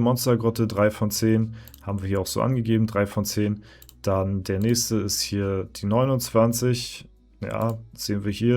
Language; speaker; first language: German; native; German